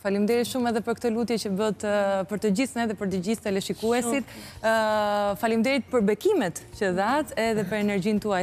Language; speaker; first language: Albanian; native; Albanian